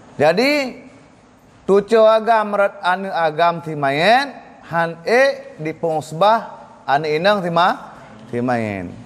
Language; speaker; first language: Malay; non-native, local second language; Achinese